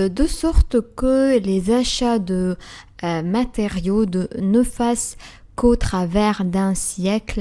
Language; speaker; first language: French; non-native, fluent; Arabic